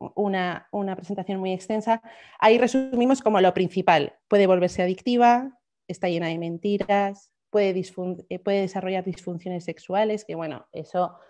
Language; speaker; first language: Spanish; native; Spanish